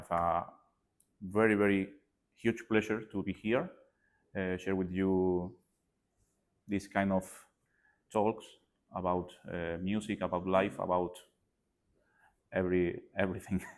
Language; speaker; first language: English; non-native, learner; Spanish